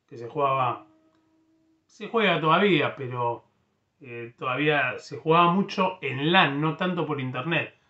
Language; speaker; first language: Spanish; native; Spanish